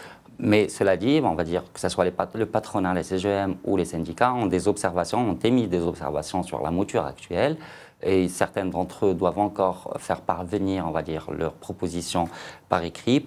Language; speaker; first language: French; non-native, local second language; Arabic